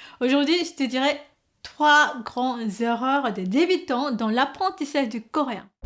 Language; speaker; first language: French; non-native, fluent; Korean